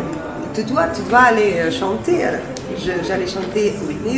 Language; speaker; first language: French; non-native, learner; Portuguese